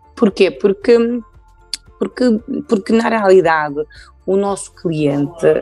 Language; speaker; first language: Portuguese; non-native, fluent; Polish